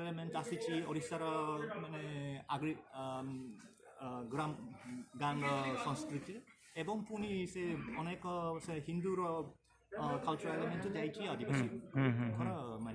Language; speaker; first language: Odia; non-native, fluent; Japanese